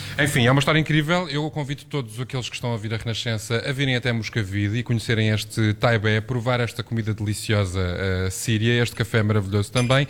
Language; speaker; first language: Portuguese; native; Portuguese